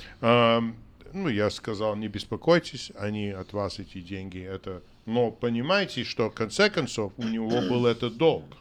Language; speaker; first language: Russian; non-native, fluent; English